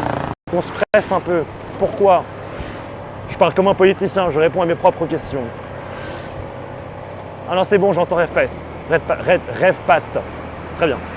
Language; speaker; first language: French; native; French